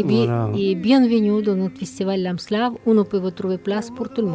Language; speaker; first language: French; non-native, fluent; Russian